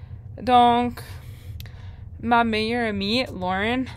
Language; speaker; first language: French; non-native, learner; English